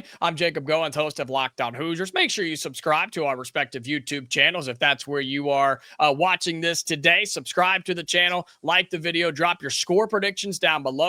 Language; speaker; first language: English; native; English